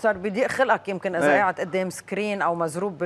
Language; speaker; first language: Arabic; native; Arabic